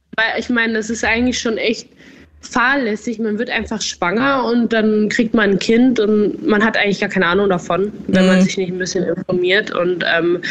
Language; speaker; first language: German; native; German